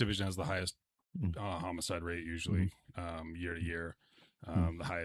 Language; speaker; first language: English; native; English